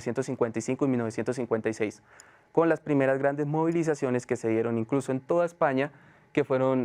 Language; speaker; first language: Spanish; native; Spanish